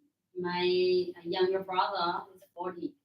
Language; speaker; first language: English; non-native, learner; Spanish